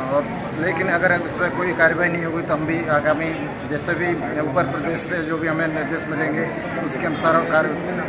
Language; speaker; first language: Hindi; native; Hindi